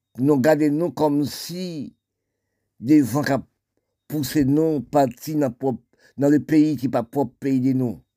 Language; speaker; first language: French; non-native, local second language; Haitian Creole